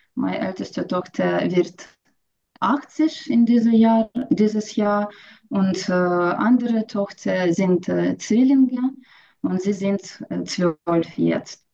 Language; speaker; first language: German; non-native, learner; Ukrainian